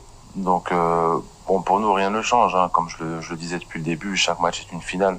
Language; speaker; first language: French; native; French